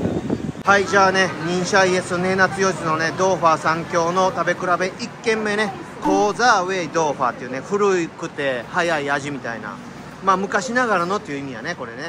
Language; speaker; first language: Japanese; native; Japanese